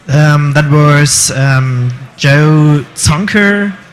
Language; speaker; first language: English; non-native, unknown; German